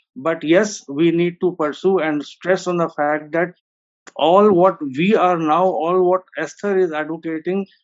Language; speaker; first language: English; non-native, local second language; Hindi